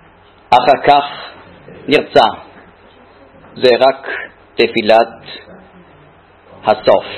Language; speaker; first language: Hebrew; non-native, fluent; German